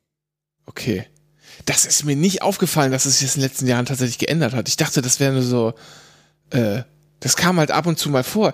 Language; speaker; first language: German; native; German